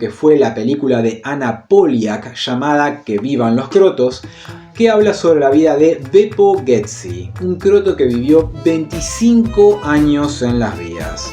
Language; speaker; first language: Spanish; native; Spanish